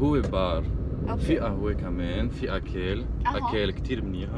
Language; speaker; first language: Arabic; non-native, learner; French